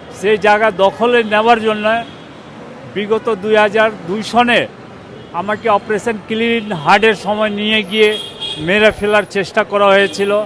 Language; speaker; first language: Bangla; non-native, local second language; Urdu